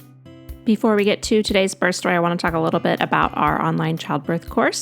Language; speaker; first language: English; native; English